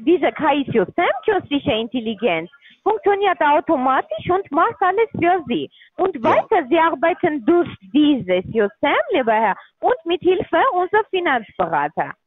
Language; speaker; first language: German; non-native, learner; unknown